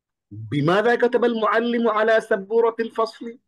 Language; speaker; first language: Arabic; non-native, fluent; Bangla